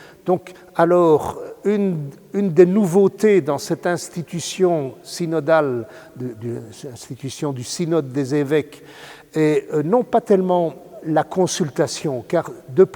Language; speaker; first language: French; native; French